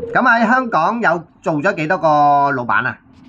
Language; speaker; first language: Cantonese; native; Cantonese